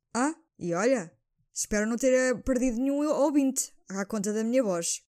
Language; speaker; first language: Portuguese; early bilingual, heritage; Portuguese